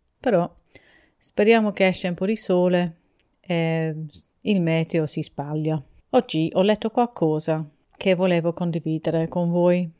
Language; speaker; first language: Italian; non-native, fluent; English